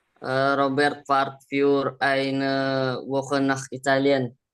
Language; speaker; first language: German; non-native, learner; Indonesian